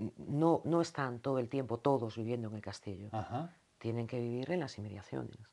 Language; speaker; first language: Spanish; native; Spanish